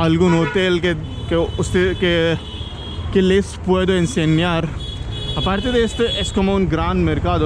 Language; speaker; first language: Spanish; non-native, learner; Hindi